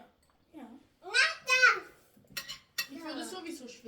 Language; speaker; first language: German; early bilingual, other home language; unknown